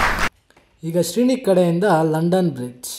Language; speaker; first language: Kannada; native; Kannada